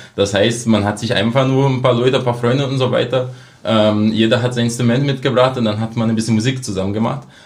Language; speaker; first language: German; non-native, fluent; Portuguese